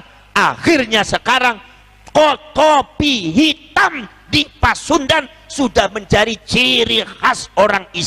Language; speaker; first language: Indonesian; non-native, local second language; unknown